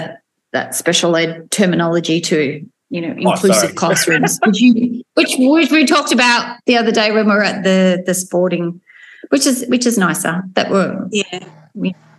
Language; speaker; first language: English; native; English